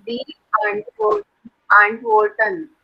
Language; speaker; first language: German; non-native, learner; Marathi